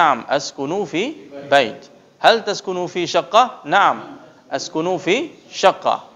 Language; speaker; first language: Arabic; non-native, fluent; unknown